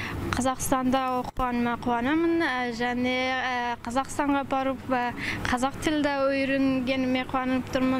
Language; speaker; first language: Kazakh; non-native, learner; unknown